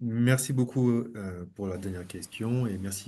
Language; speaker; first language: French; native; French